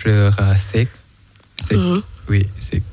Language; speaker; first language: French; non-native, learner; Thai